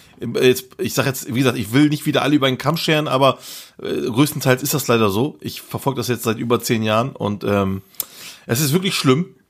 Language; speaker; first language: German; early bilingual, other home language; Turkish